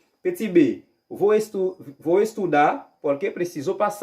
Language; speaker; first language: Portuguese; non-native, fluent; Haitian Creole